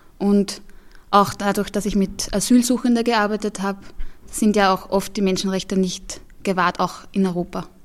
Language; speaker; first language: German; native; German